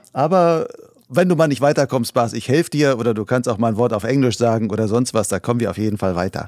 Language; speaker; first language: German; native; German